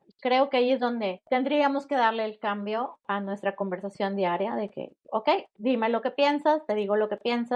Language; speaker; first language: Spanish; native; Spanish